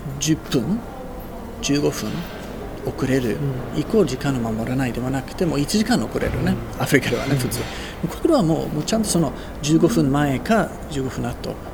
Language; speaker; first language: Japanese; non-native, fluent; Swedish